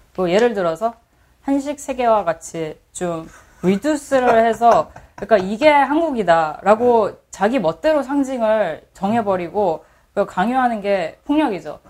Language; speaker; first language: Korean; early bilingual, heritage; Korean